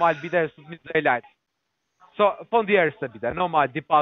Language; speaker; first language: German; non-native, learner; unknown